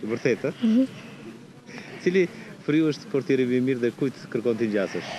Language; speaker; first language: Albanian; native; Albanian